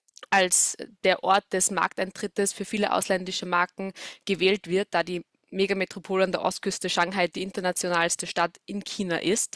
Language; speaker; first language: German; native; German